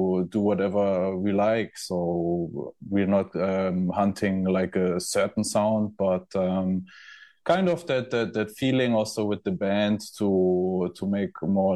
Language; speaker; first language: English; non-native, fluent; German